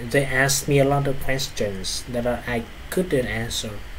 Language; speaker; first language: English; non-native, fluent; Vietnamese